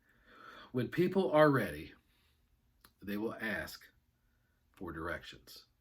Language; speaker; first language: English; native; English